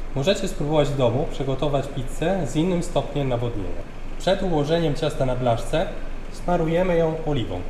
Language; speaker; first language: Polish; early bilingual, heritage; Italian